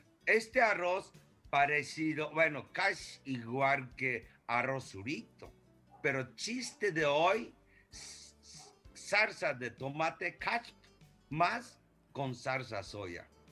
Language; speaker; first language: Spanish; non-native, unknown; Japanese